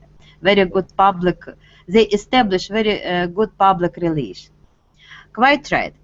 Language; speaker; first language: English; non-native, fluent; Russian